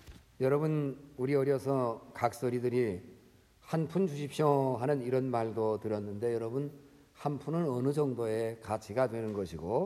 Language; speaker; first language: Korean; native; Korean